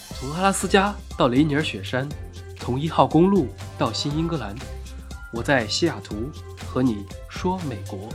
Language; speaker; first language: Chinese; native; Chinese